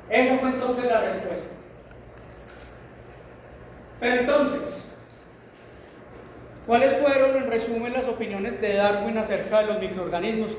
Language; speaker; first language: Spanish; native; Spanish